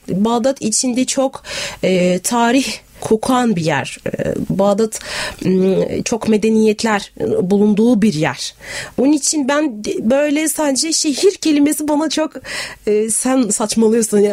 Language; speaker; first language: Turkish; non-native, fluent; Arabic